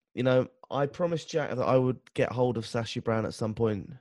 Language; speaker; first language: English; native; English